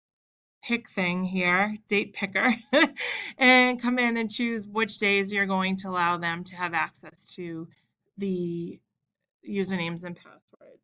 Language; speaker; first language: English; native; English